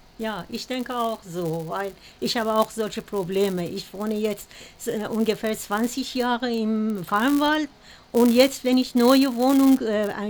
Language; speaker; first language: German; non-native, learner; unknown